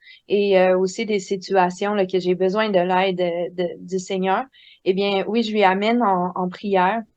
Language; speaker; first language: French; native; French